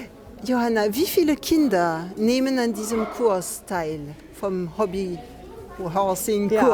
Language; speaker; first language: German; non-native, fluent; French